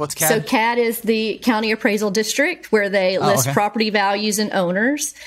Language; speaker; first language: English; native; English